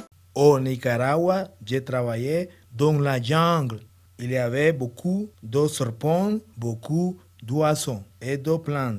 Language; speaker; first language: French; non-native, learner; Spanish